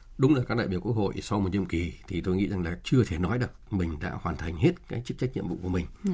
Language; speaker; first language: Vietnamese; native; Vietnamese